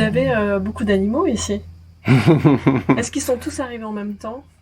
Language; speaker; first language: French; native; French